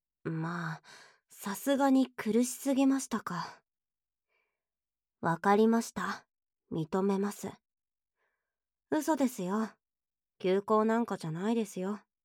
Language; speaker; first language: Japanese; native; Japanese